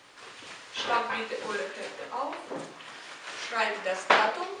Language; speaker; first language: German; non-native, fluent; Russian